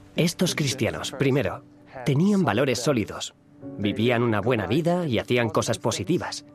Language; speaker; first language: Spanish; non-native, fluent; German